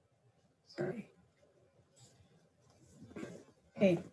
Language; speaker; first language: English; non-native, learner; Indonesian